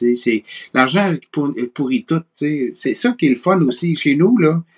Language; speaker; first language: French; native; French